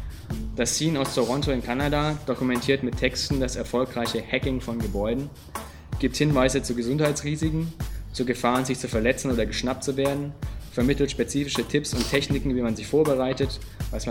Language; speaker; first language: German; native; German